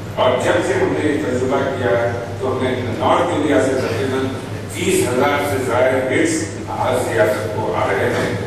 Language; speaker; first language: Urdu; native; Urdu